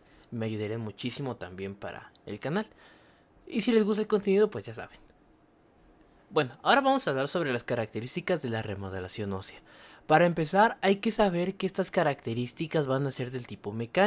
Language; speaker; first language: Spanish; native; Spanish